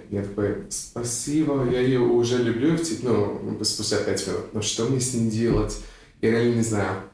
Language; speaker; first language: Russian; non-native, fluent; English